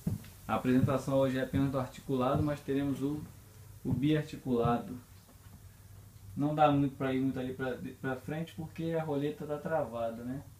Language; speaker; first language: Portuguese; native; Portuguese